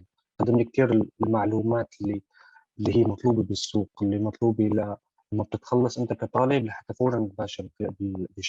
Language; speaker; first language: Arabic; native; Arabic